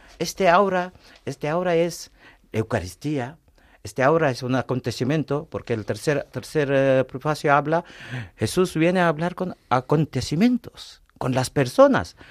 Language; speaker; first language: Spanish; non-native, fluent; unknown